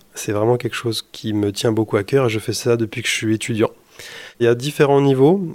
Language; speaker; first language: French; native; French